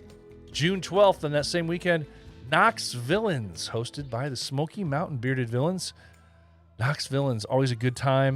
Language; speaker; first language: English; native; English